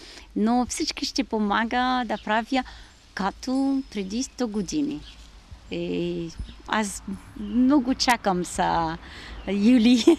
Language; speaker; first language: Bulgarian; non-native, learner; Arabic